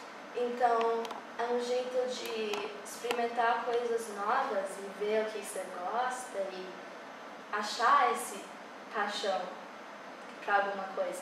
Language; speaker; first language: Portuguese; early bilingual, heritage; English